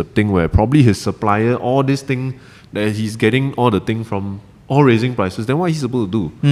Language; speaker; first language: English; native; English